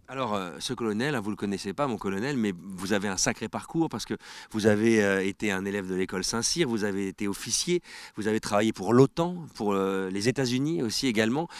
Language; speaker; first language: French; native; French